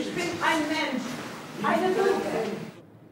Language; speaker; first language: German; non-native, learner; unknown